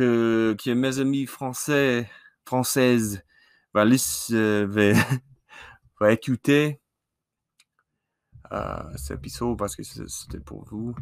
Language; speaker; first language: French; non-native, learner; English